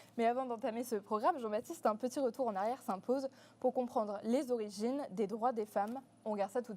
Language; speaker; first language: French; native; French